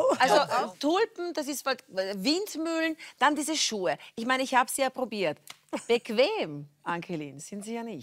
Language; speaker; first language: German; native; German